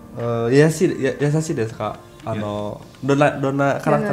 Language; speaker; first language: Japanese; non-native, learner; Indonesian